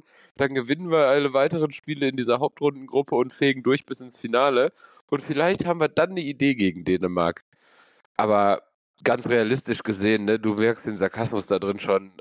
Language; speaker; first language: German; native; German